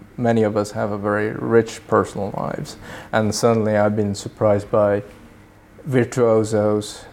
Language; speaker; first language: English; early bilingual, other home language; Swedish